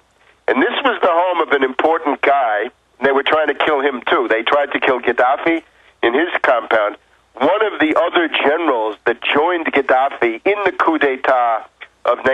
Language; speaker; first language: English; native; English